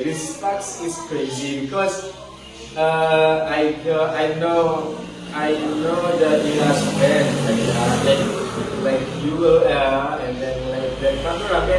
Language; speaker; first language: English; non-native, learner; Indonesian